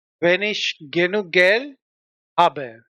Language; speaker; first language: German; non-native, fluent; Hindi